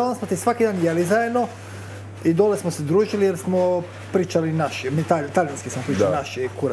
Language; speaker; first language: Croatian; native; Croatian